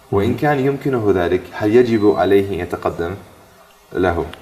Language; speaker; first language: Arabic; non-native, fluent; English